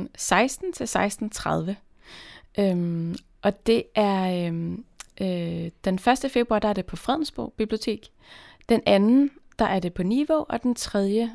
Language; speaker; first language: Danish; native; Danish